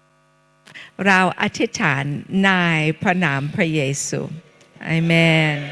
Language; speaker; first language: Thai; non-native, fluent; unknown